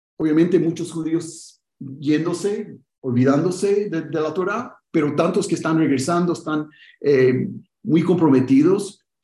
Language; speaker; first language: Spanish; early bilingual, heritage; Spanish